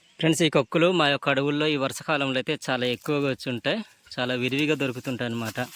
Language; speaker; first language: Telugu; non-native, local second language; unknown